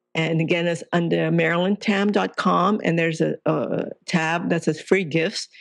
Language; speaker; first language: English; non-native, local second language; Cantonese